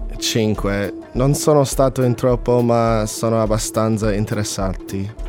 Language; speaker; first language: Italian; non-native, learner; English